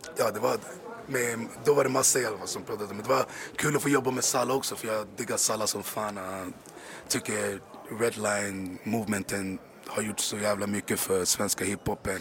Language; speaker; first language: Swedish; native; Swedish